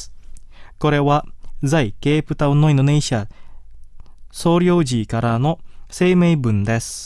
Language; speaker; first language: Japanese; non-native, fluent; Indonesian